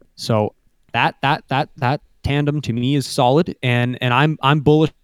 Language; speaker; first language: English; native; English